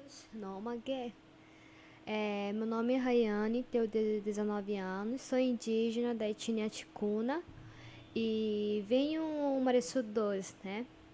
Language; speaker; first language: Portuguese; non-native, local second language; Ticuna